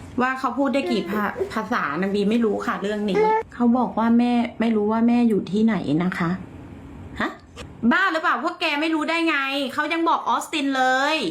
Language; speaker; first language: Thai; native; Thai